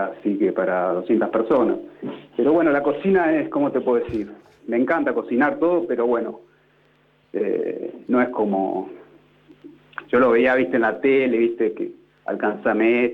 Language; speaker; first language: Spanish; native; Spanish